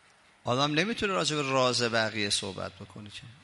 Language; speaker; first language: Persian; native; Persian